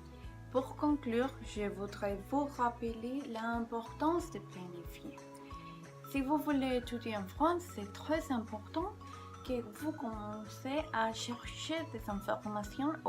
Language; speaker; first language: French; non-native, learner; Spanish